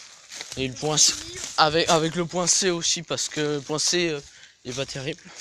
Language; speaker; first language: French; native; French